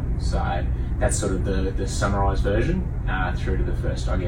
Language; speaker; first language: English; native; English